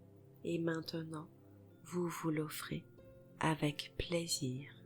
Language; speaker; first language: French; native; French